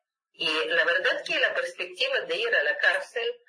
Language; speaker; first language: Spanish; non-native, fluent; Russian